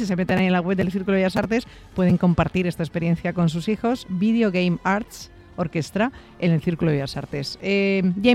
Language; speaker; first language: Spanish; native; Spanish